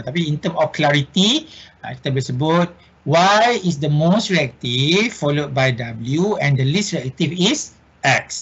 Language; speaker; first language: English; non-native, local second language; Malay